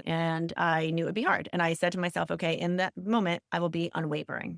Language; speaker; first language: English; native; English